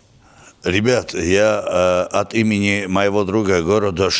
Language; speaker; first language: Russian; non-native, fluent; Armenian